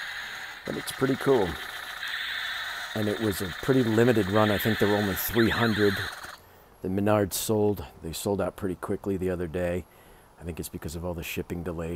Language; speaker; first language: English; native; English